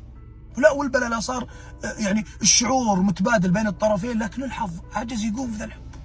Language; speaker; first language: Arabic; native; Arabic